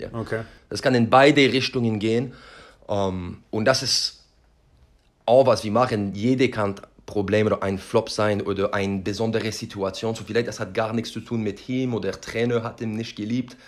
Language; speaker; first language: German; non-native, learner; French